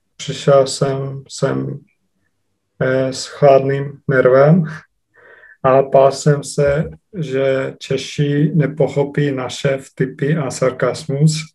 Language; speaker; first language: Czech; non-native, learner; Estonian